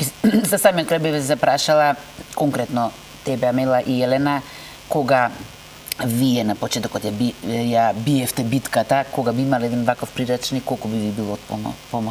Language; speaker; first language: Macedonian; native; Macedonian